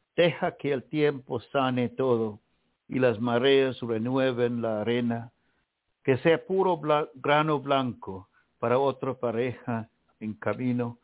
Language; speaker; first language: Spanish; non-native, fluent; English